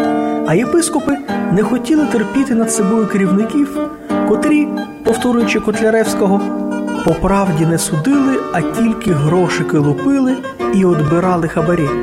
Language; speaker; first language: Ukrainian; native; Ukrainian